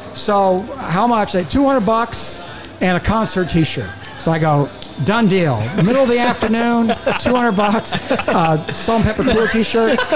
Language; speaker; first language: English; native; English